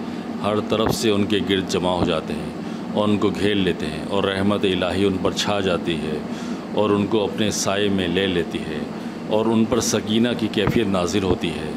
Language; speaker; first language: Urdu; native; Urdu